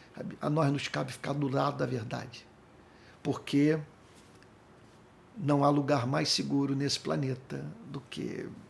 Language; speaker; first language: Portuguese; native; Portuguese